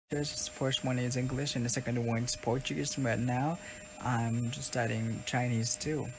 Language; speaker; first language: English; non-native, learner; Japanese